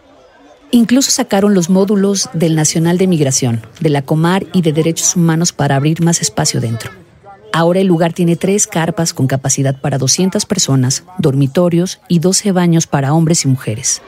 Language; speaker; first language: Spanish; native; Spanish